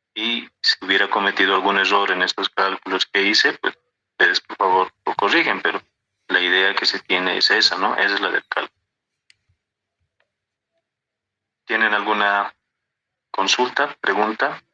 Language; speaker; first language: Spanish; native; Spanish